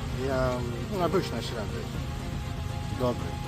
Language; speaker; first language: Russian; non-native, learner; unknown